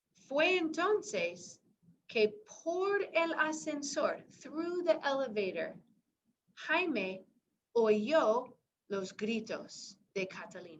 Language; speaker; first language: Spanish; non-native, fluent; English